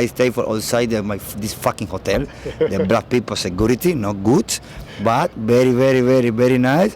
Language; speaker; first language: English; non-native, learner; Spanish